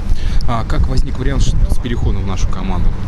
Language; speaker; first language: Russian; native; Russian